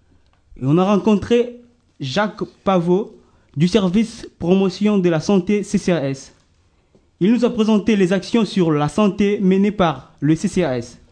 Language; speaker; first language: French; native; French